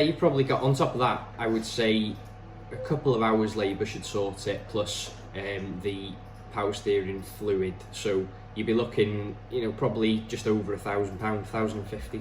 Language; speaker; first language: English; native; English